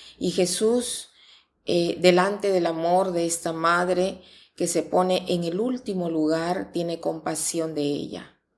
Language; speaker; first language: Spanish; non-native, fluent; Italian